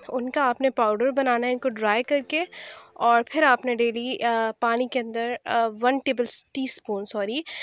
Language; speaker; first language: Urdu; non-native, local second language; Punjabi